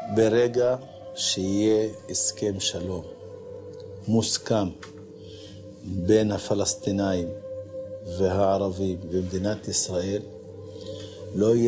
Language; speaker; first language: Hebrew; non-native, local second language; Arabic